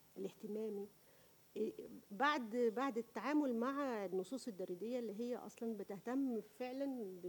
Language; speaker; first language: Arabic; native; Arabic